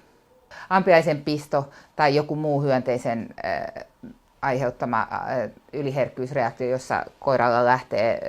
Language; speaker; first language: Finnish; native; Finnish